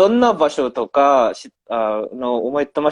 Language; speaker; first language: Japanese; non-native, learner; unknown